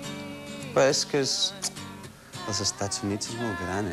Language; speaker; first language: Catalan; early bilingual, heritage; Catalan